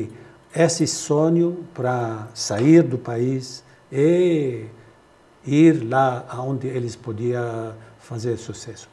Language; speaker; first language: Portuguese; non-native, fluent; Arabic